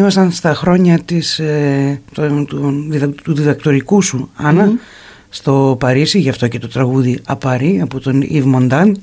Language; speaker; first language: Greek; native; Greek